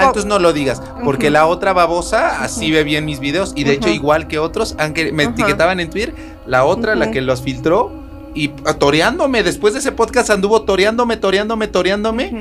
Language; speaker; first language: Spanish; native; Spanish